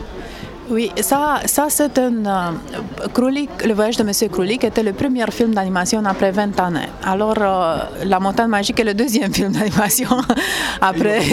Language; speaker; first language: French; non-native, fluent; Romanian